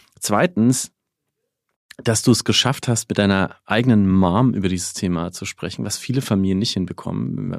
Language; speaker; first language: German; native; German